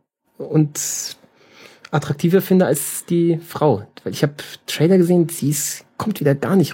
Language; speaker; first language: German; native; German